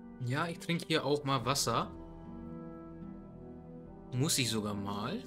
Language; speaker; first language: German; native; German